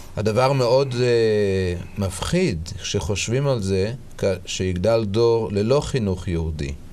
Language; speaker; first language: Hebrew; native; Hebrew